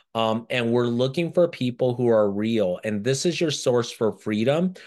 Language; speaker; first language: English; early bilingual, other home language; Japanese